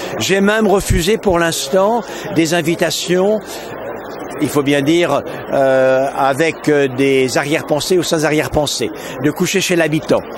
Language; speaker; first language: French; native; French